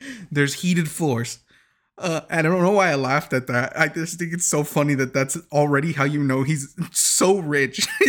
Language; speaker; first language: English; early bilingual, other home language; Spanish